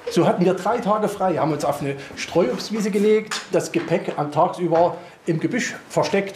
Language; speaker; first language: German; native; German